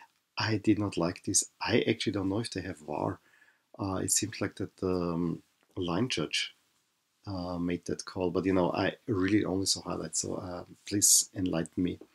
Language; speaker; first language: English; non-native, fluent; German